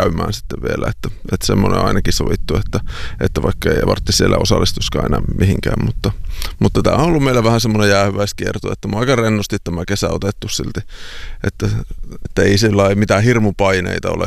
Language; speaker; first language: Finnish; native; Finnish